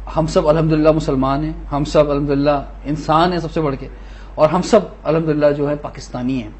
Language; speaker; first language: Urdu; native; Urdu